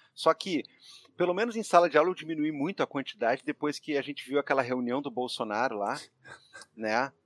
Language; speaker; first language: Portuguese; native; Portuguese